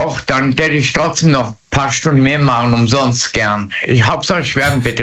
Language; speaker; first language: German; native; German